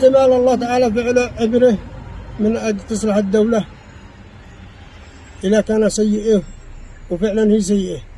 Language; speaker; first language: Arabic; native; Arabic